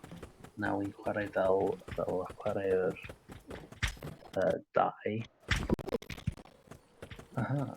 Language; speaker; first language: Welsh; non-native, learner; English